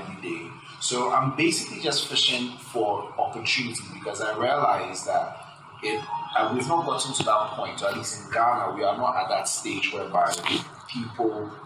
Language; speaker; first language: English; non-native, local second language; Akan